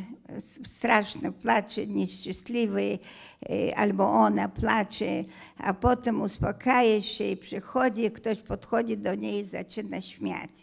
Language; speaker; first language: Polish; non-native, fluent; Hungarian